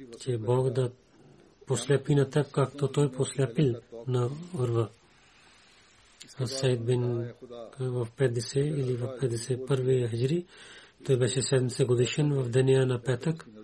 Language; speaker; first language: Bulgarian; non-native, learner; Urdu